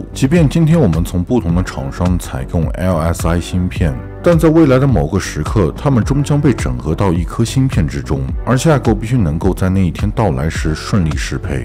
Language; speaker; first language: Chinese; native; Chinese